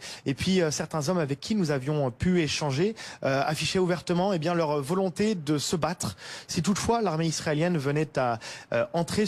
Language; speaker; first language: French; native; French